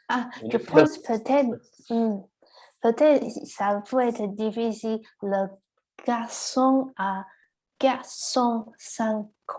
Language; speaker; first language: French; non-native, learner; Chinese